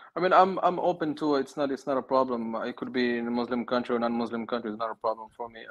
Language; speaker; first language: English; non-native, fluent; Arabic